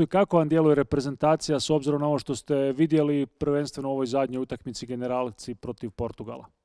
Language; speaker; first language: Croatian; native; Croatian